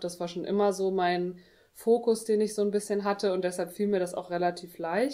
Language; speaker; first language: German; native; German